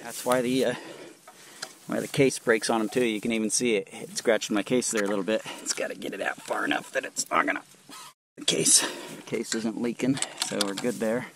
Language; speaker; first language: English; native; English